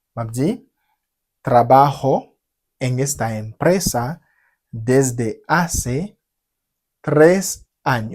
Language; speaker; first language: Spanish; non-native, fluent; Haitian Creole